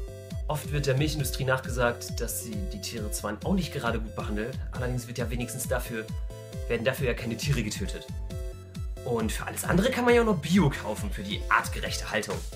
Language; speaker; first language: German; native; German